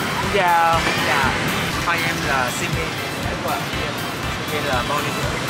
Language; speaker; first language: Vietnamese; non-native, learner; Japanese